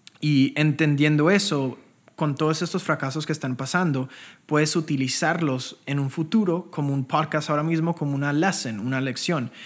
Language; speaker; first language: Spanish; early bilingual, heritage; Spanish